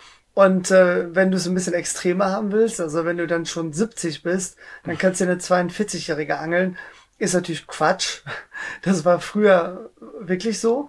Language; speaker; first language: German; native; German